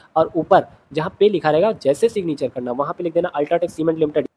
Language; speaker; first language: Hindi; native; Hindi